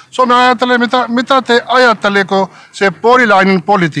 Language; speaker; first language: Finnish; non-native, learner; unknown